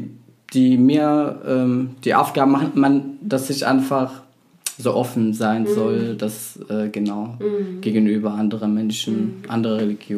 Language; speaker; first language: German; non-native, fluent; Arabic